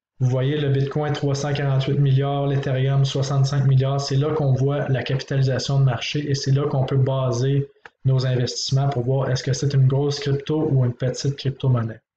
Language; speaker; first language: French; native; French